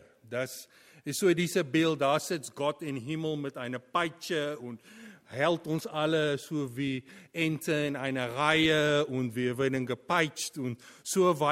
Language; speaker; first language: German; non-native, fluent; Afrikaans